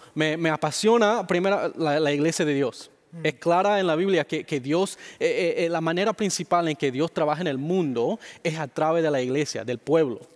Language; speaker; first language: Spanish; early bilingual, heritage; Spanish